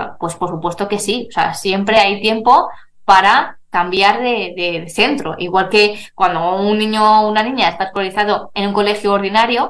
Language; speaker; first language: Spanish; native; Spanish